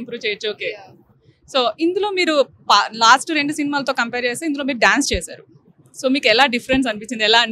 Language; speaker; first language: Telugu; native; Telugu